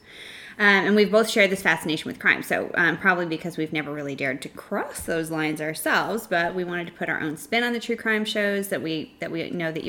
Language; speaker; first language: English; native; English